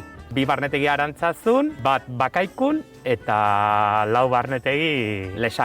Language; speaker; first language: Basque; non-native, local second language; Spanish